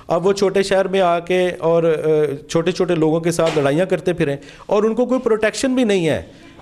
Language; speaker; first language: Urdu; non-native, local second language; Punjabi